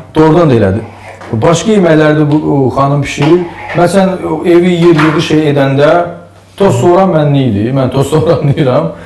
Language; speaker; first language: Azerbaijani; native; Azerbaijani